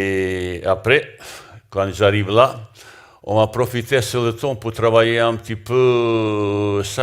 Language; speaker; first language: French; non-native, learner; Bosnian